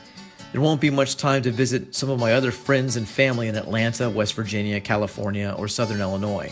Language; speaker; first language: English; native; English